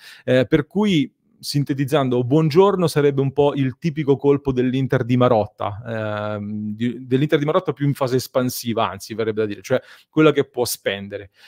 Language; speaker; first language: Italian; native; Italian